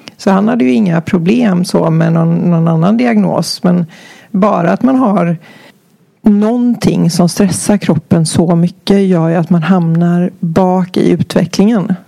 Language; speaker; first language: Swedish; native; Swedish